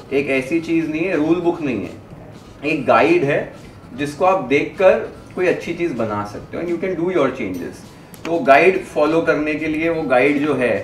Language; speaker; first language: Hindi; non-native, local second language; Punjabi